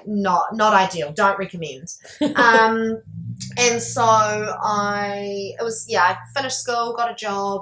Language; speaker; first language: English; native; English